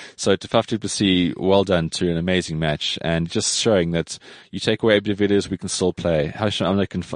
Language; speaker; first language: English; native; English